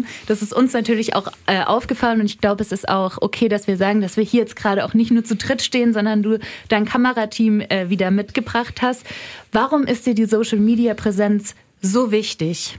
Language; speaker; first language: German; native; German